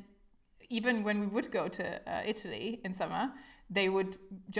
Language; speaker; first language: English; non-native, fluent; German